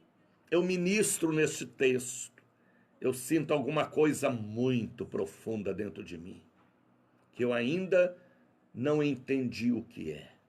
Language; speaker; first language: Portuguese; native; Portuguese